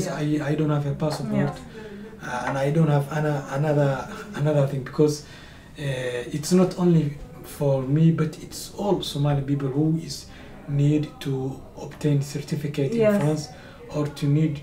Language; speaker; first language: English; non-native, learner; Somali